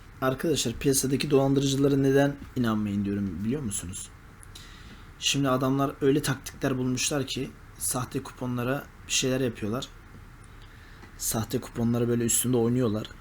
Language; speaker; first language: Turkish; native; Turkish